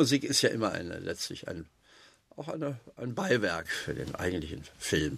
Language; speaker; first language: German; native; German